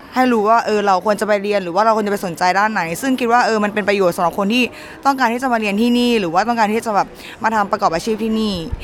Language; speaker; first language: Thai; native; Thai